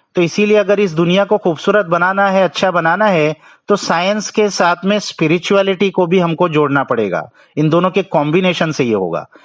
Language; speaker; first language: Hindi; non-native, local second language; Marathi